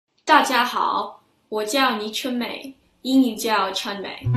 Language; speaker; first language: Chinese; non-native, fluent; English